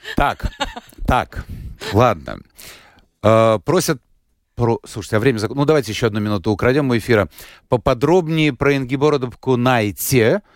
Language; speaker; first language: Russian; native; Russian